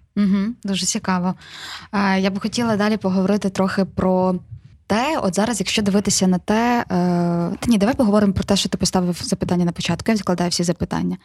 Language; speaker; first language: Ukrainian; native; Ukrainian